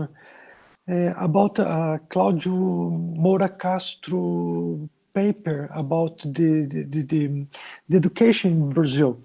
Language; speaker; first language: English; non-native, learner; Portuguese